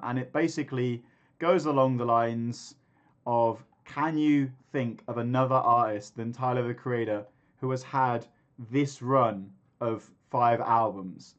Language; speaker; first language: English; native; English